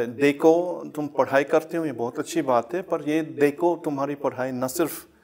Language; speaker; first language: Urdu; non-native, fluent; German